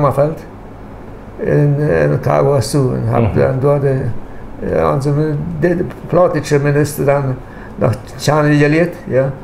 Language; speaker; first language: German; non-native, local second language; Low German